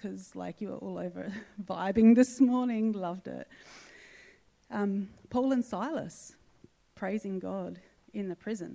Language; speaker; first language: English; native; English